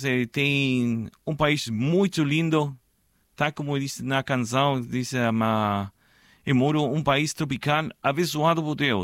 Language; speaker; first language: Portuguese; non-native, learner; Spanish